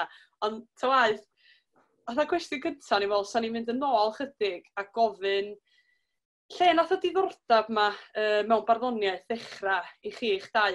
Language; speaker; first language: Welsh; native; Welsh